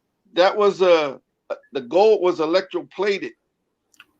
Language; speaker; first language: English; native; English